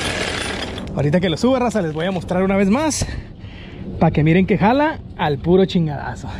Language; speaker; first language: Spanish; native; Spanish